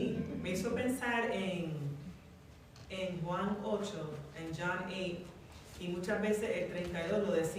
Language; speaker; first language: Spanish; early bilingual, heritage; English